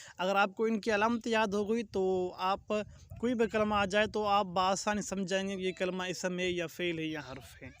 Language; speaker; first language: Urdu; non-native, local second language; Pashto